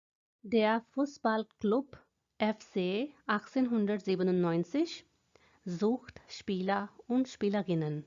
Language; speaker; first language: German; non-native, fluent; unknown